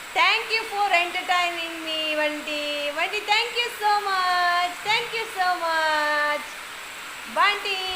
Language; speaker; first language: Kannada; native; Kannada